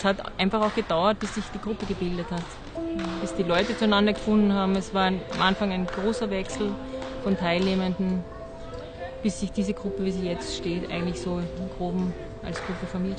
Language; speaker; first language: German; native; German